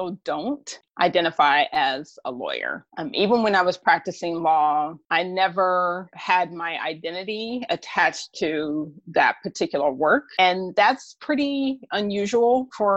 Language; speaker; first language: English; native; English